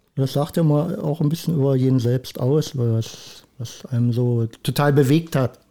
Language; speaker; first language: German; native; German